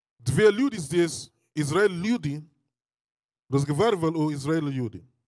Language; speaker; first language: Russian; non-native, learner; English